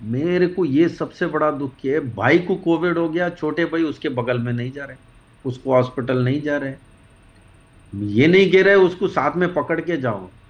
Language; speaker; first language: Hindi; non-native, local second language; Kannada